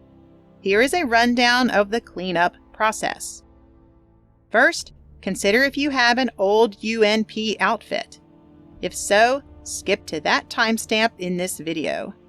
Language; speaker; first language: English; native; English